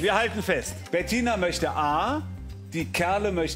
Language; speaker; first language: German; native; German